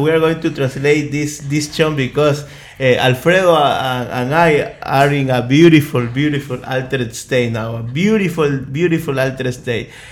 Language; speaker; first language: English; non-native, fluent; Spanish